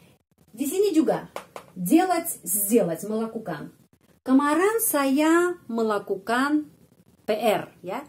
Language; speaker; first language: Indonesian; non-native, fluent; Russian